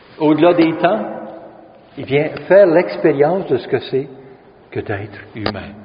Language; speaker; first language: French; native; French